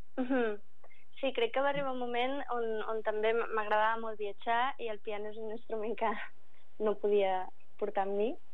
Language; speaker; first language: Catalan; early bilingual, other home language; English